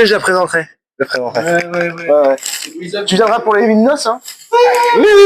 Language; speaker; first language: French; native; French